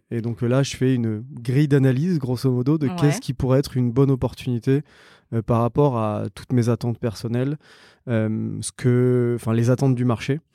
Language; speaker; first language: French; native; French